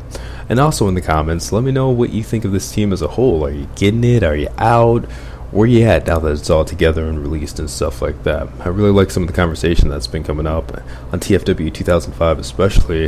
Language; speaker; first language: English; native; English